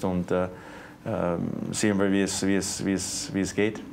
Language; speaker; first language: German; non-native, fluent; English